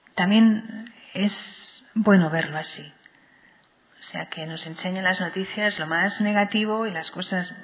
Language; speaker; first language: Spanish; non-native, local second language; Catalan